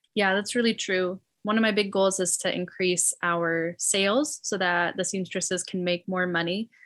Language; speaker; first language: English; native; English